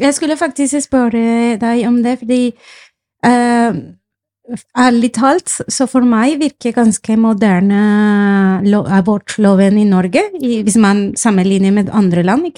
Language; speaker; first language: Norwegian; non-native, fluent; Spanish